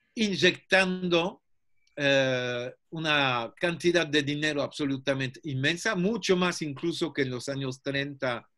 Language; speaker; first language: Spanish; non-native, fluent; French